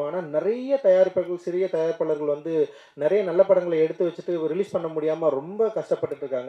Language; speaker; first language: Tamil; native; Tamil